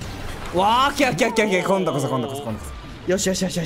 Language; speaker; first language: Japanese; native; Japanese